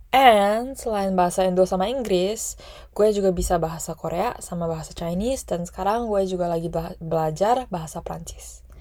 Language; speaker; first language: Indonesian; non-native, local second language; English